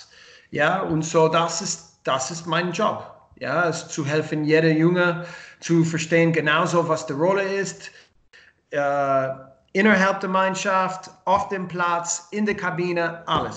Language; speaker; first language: German; non-native, learner; English